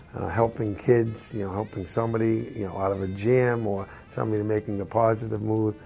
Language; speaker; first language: English; native; English